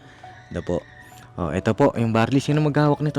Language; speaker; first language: Filipino; native; Filipino